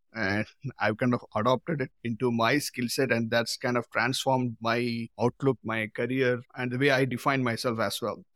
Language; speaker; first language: English; non-native, local second language; Tamil